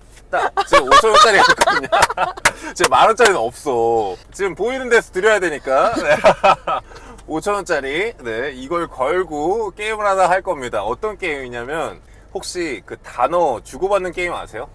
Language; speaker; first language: Korean; native; Korean